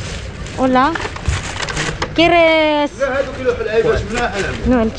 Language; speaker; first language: Spanish; non-native, learner; Filipino